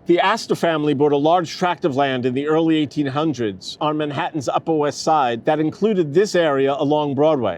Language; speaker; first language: English; native; English